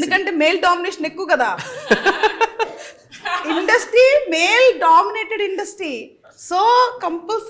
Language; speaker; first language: Telugu; native; Telugu